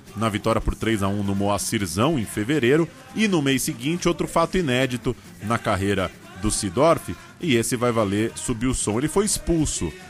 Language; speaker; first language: Portuguese; native; Portuguese